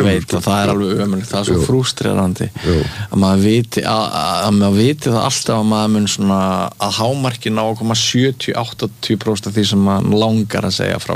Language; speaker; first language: Icelandic; native; Icelandic